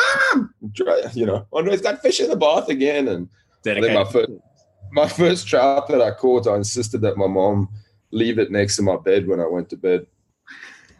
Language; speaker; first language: English; native; English